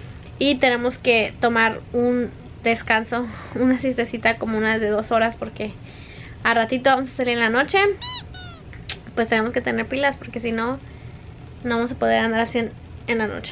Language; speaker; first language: Spanish; native; Spanish